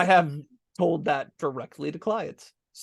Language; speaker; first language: English; native; English